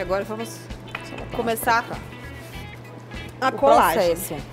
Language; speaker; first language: Portuguese; native; Portuguese